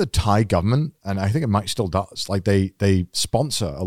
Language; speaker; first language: English; native; English